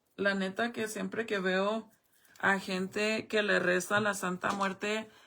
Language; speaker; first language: Spanish; early bilingual, heritage; Spanish